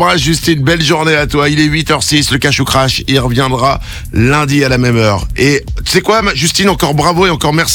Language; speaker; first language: French; native; French